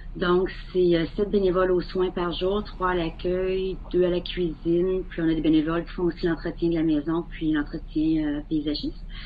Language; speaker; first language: French; native; French